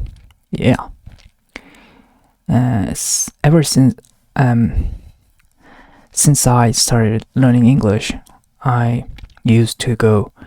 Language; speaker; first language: English; non-native, learner; Korean